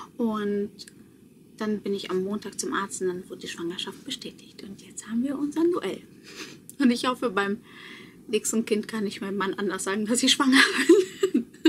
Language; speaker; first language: German; early bilingual, other home language; Polish